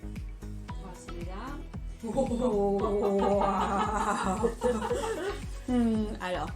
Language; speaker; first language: French; non-native, fluent; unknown